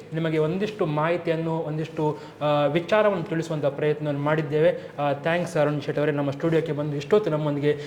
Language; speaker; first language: Kannada; native; Kannada